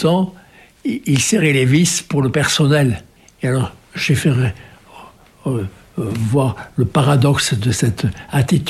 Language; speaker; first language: French; native; French